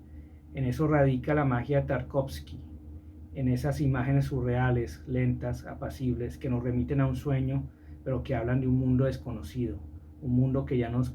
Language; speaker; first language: Spanish; native; Spanish